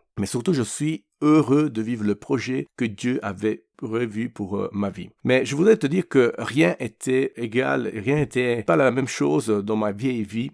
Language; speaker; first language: French; non-native, fluent; Italian